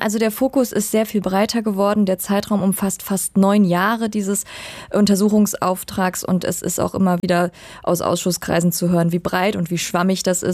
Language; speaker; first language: German; native; German